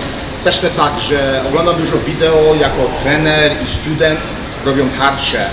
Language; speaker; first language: Polish; early bilingual, heritage; Polish